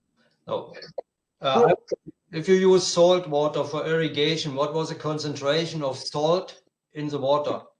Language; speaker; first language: English; non-native, fluent; German